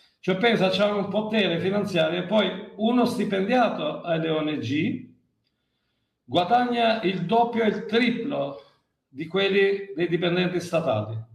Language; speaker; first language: Italian; non-native, fluent; Albanian